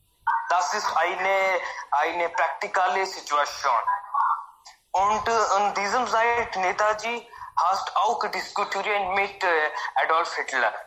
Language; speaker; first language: German; non-native, learner; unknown